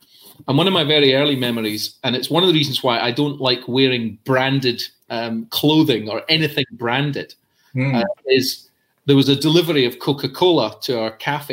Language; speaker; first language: English; native; English